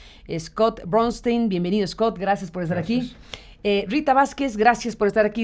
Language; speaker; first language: Spanish; native; Spanish